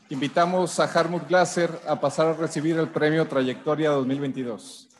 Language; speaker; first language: Spanish; native; Spanish